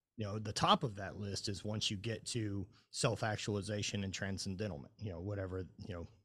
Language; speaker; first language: English; native; English